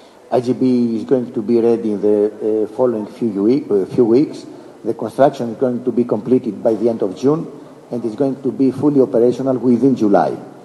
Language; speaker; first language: English; non-native, fluent; Greek